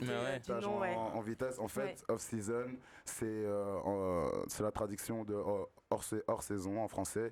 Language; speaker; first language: French; native; French